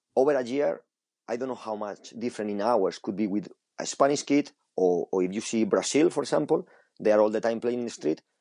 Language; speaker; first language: English; non-native, fluent; Spanish